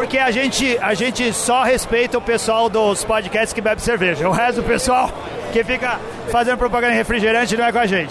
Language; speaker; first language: Portuguese; native; Portuguese